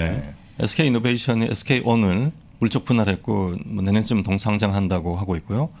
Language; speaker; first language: Korean; native; Korean